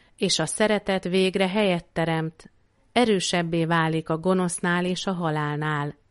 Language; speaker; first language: Hungarian; native; Hungarian